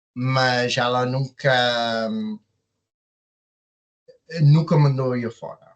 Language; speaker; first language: Portuguese; early bilingual, heritage; Portuguese